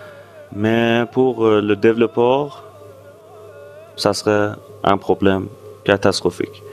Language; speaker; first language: French; non-native, fluent; Persian